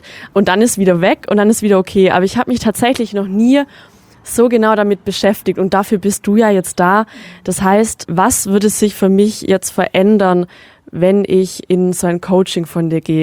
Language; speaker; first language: German; native; German